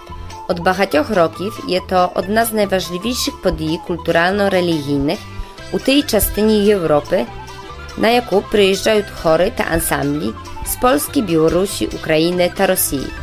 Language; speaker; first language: Ukrainian; early bilingual, heritage; Ukrainian